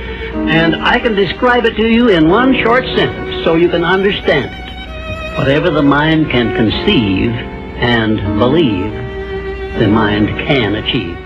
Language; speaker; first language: English; native; English